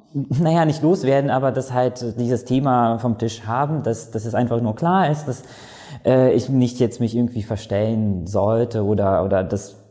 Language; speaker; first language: German; non-native, fluent; Latvian